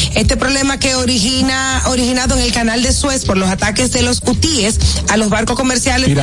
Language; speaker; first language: Spanish; native; Spanish